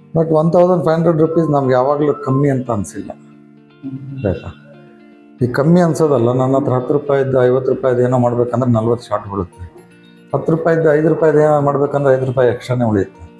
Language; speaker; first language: Kannada; native; Kannada